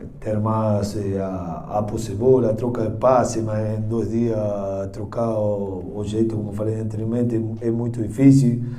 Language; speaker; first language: Portuguese; non-native, learner; Spanish